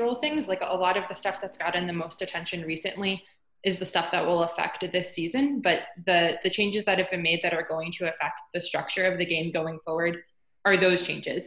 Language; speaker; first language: English; native; English